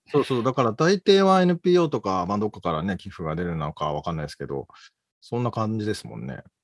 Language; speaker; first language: Japanese; native; Japanese